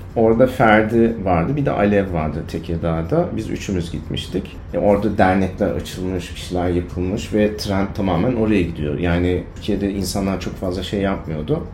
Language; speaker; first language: Turkish; early bilingual, other home language; German